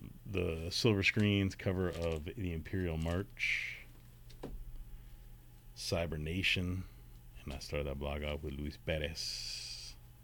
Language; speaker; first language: English; native; English